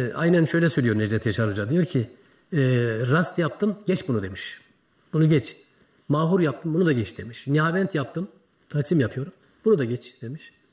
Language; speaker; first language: Turkish; native; Turkish